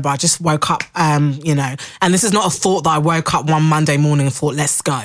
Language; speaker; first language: English; native; English